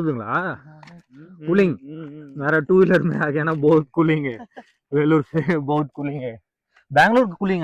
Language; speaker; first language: Hindi; non-native, local second language; Tamil